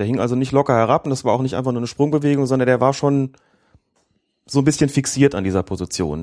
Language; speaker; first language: German; native; German